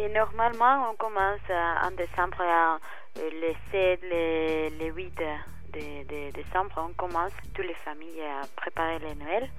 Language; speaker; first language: French; non-native, learner; Spanish